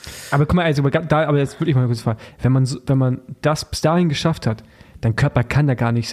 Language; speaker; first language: German; native; German